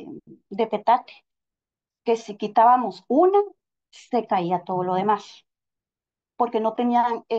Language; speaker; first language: Spanish; native; Spanish